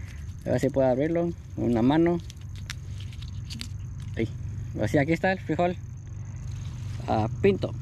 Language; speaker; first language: Spanish; native; Spanish